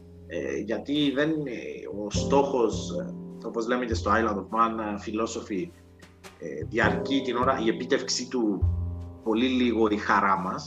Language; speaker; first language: Greek; native; Greek